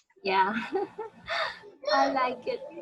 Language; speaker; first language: English; non-native, learner; Spanish